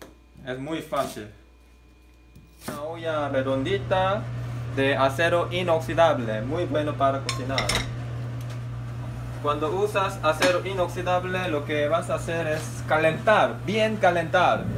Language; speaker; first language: Spanish; non-native, learner; Korean